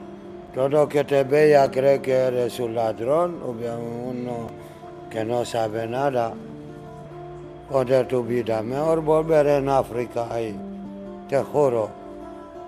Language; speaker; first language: Spanish; non-native, learner; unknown